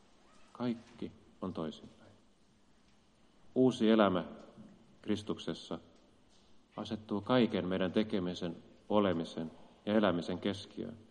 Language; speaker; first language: Finnish; native; Finnish